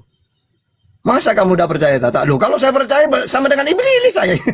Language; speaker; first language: Indonesian; native; Indonesian